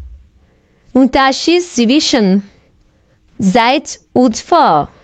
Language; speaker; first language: German; non-native, fluent; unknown